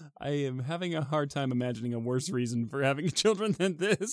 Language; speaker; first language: English; native; English